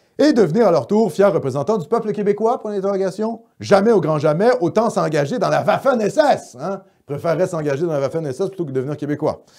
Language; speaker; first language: French; native; French